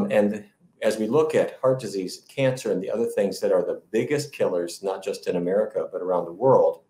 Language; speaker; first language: English; native; English